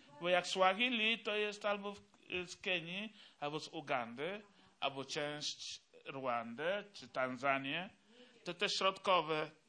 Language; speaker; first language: Polish; non-native, fluent; Igbo